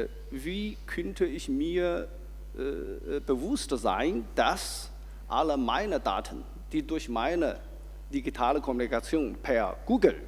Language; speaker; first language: German; non-native, fluent; Chinese